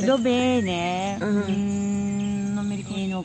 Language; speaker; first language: Italian; non-native, learner; Japanese